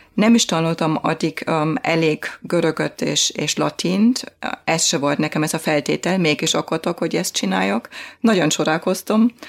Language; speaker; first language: Hungarian; non-native, fluent; German